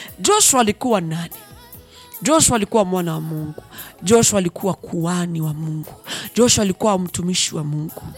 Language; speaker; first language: Swahili; non-native, local second language; Rundi